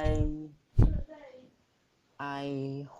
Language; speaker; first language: English; non-native, learner; Chinese